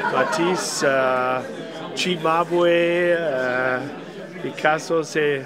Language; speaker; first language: French; non-native, learner; German